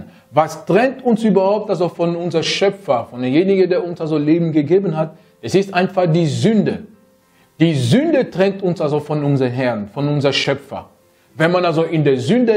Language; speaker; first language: German; non-native, fluent; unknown